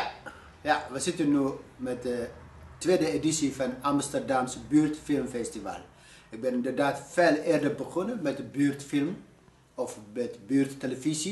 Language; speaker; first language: Dutch; non-native, fluent; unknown